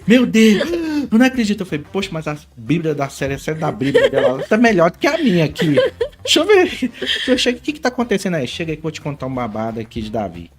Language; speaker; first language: Portuguese; native; Portuguese